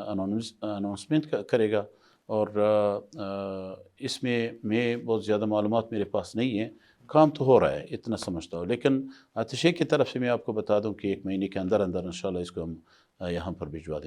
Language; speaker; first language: Hindi; non-native, fluent; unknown